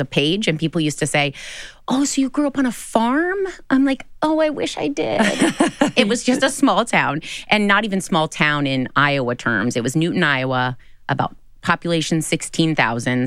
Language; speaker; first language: English; native; English